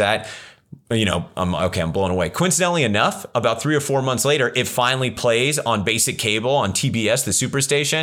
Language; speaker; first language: English; native; English